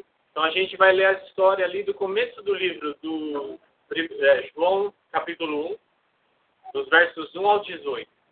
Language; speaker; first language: Portuguese; native; Portuguese